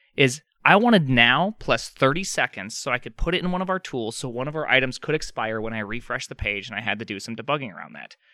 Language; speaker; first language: English; native; English